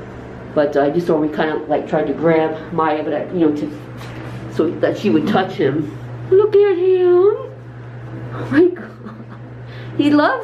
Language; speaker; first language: English; native; English